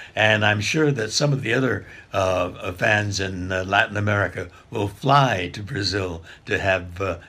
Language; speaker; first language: English; native; English